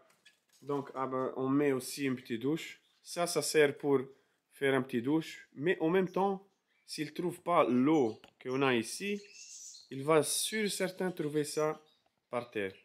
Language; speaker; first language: French; non-native, fluent; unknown